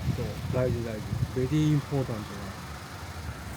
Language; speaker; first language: Japanese; native; Japanese